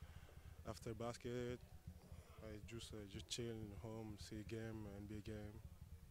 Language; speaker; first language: English; non-native, learner; French